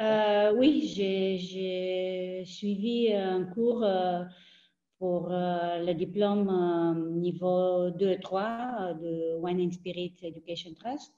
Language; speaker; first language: French; non-native, fluent; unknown